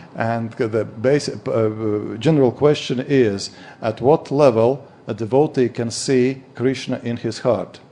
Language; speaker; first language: English; non-native, fluent; Latvian